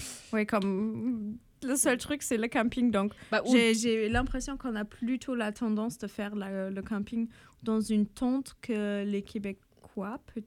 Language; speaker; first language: French; non-native, fluent; German